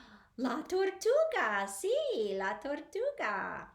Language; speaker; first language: Spanish; non-native, fluent; English